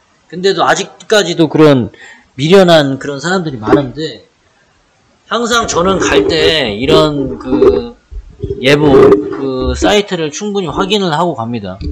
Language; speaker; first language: Korean; native; Korean